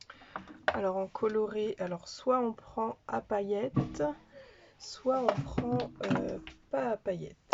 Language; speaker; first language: French; native; French